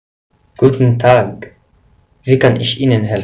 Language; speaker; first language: German; non-native, fluent; Arabic